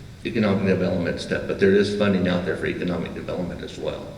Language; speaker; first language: English; native; English